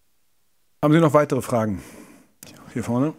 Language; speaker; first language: German; native; German